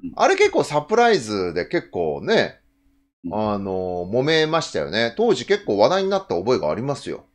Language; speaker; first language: Japanese; native; Japanese